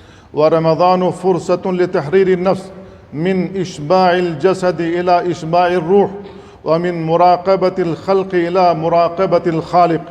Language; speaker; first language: Arabic; non-native, fluent; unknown